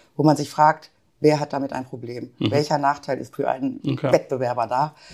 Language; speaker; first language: German; native; German